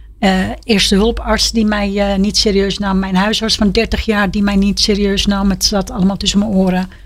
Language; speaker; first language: Dutch; non-native, fluent; Persian